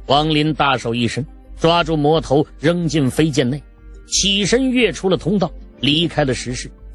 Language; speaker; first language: Chinese; native; Chinese